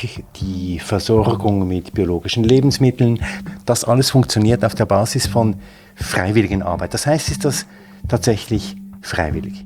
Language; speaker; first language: German; native; German